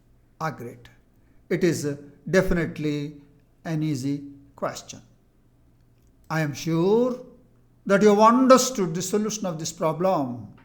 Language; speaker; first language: English; non-native, local second language; Telugu